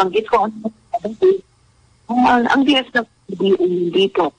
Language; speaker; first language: Filipino; native; Filipino